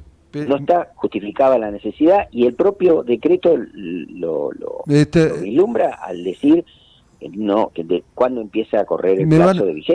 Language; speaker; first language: Spanish; native; Spanish